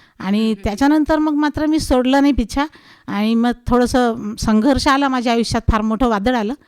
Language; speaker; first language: Marathi; non-native, local second language; Hindi